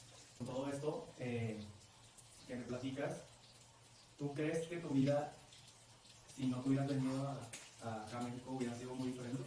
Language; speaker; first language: Spanish; native; Spanish